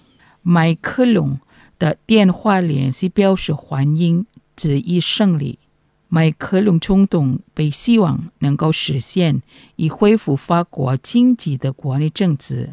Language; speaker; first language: Chinese; non-native, fluent; Indonesian